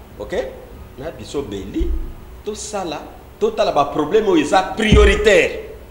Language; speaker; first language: Lingala; non-native, local second language; Kituba (Democratic Republic of Congo)